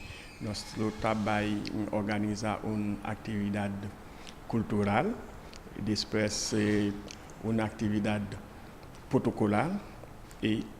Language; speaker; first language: Portuguese; non-native, learner; Haitian Creole